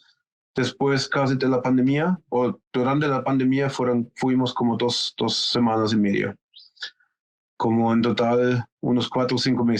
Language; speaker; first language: Spanish; non-native, fluent; German